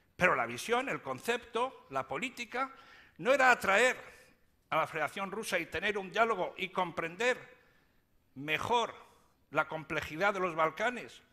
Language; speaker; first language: Spanish; native; Spanish